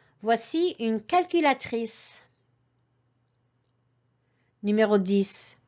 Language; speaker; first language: French; non-native, fluent; English